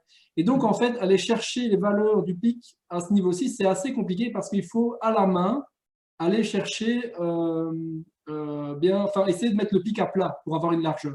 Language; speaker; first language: French; native; French